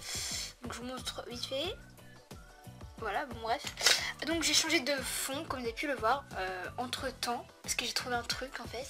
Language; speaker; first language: French; native; French